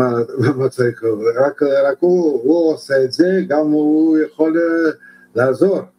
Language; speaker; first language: Hebrew; non-native, learner; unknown